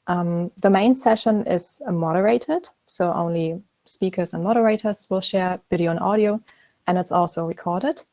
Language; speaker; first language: English; non-native, fluent; German